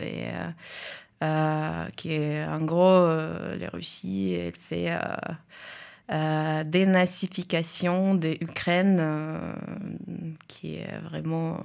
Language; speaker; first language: French; non-native, fluent; Russian